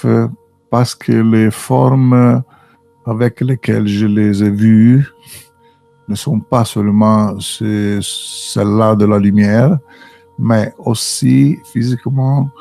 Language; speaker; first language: French; non-native, fluent; Italian